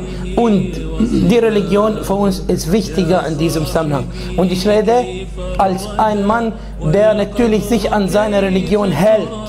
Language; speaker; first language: German; non-native, fluent; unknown